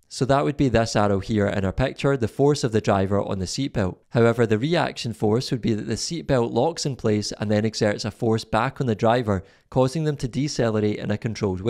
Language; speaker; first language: English; native; English